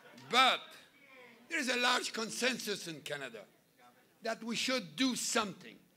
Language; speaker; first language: English; non-native, fluent; French